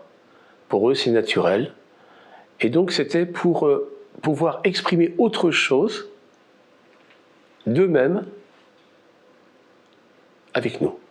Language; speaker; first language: French; native; French